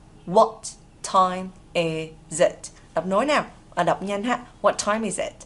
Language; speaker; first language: English; non-native, fluent; Vietnamese